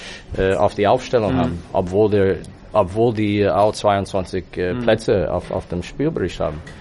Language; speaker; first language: German; non-native, fluent; English